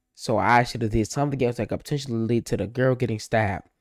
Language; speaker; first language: English; native; English